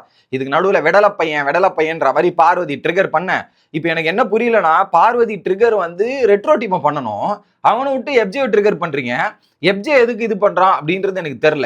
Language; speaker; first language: Tamil; native; Tamil